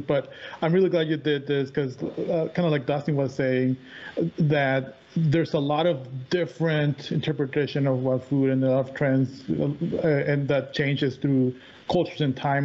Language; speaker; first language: English; native; English